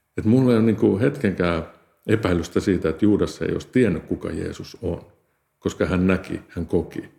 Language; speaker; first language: Finnish; native; Finnish